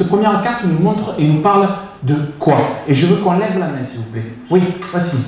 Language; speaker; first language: French; native; French